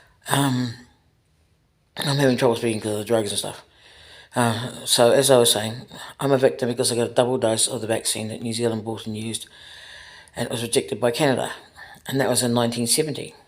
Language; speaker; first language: English; native; English